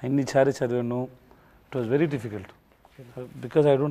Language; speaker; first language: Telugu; non-native, learner; Tamil